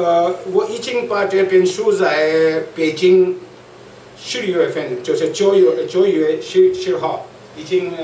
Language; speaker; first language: Chinese; non-native, learner; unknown